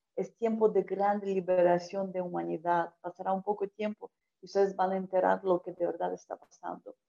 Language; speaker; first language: Spanish; non-native, fluent; Ukrainian